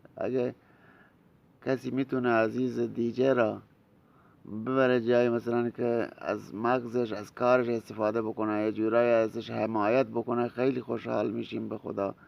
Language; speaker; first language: Persian; non-native, local second language; Baluchi